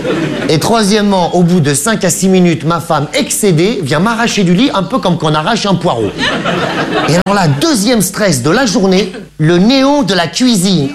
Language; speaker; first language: French; native; French